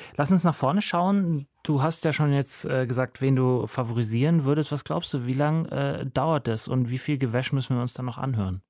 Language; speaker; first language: German; native; German